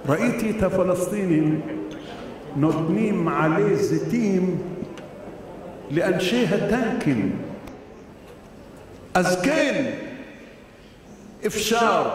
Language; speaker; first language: Hebrew; non-native, local second language; Arabic